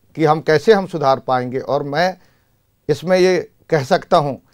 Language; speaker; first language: Hindi; native; Hindi